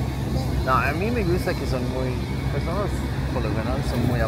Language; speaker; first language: Spanish; non-native, learner; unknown